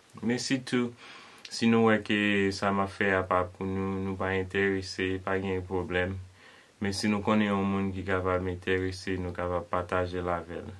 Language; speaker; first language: Haitian Creole; native; Haitian Creole